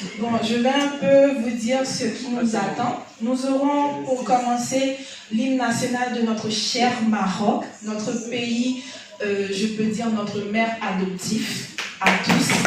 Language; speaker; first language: French; non-native, local second language; Haitian Creole